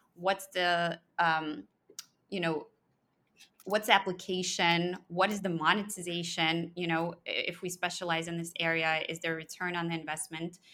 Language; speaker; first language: English; early bilingual, other home language; Russian